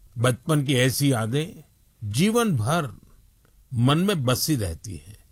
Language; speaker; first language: Hindi; non-native, local second language; Gujarati